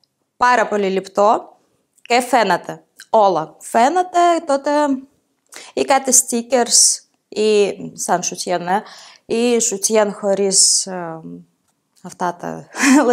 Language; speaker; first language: Greek; non-native, fluent; Ukrainian